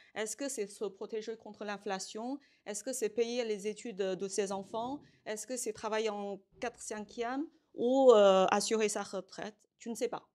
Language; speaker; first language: French; non-native, fluent; Chinese